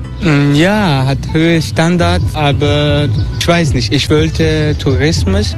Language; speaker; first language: German; non-native, learner; Turkish